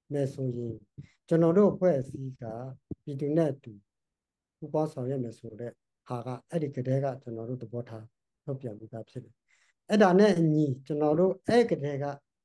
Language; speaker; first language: Burmese; non-native, local second language; Karen languages